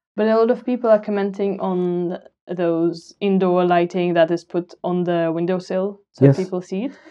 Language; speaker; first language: English; non-native, fluent; Russian